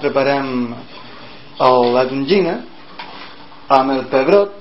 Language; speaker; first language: Catalan; non-native, learner; Spanish